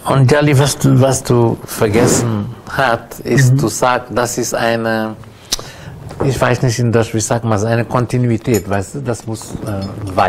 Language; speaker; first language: German; non-native, learner; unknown